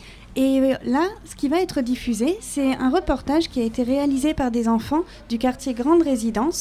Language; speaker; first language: French; native; French